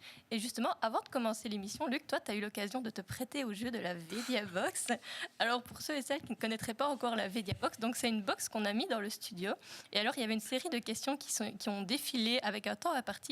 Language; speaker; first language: French; native; French